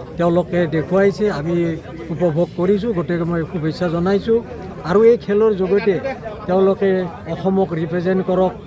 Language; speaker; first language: Assamese; native; Assamese